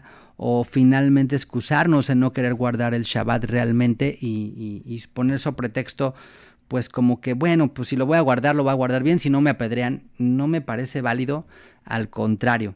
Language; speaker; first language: Spanish; native; Spanish